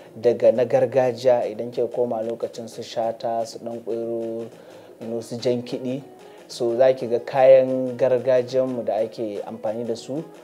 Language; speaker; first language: Hausa; non-native, local second language; Fula